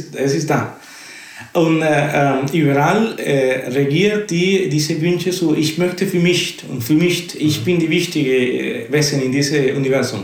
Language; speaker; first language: German; non-native, fluent; Spanish